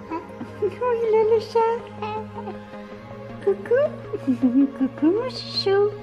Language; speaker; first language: French; native; French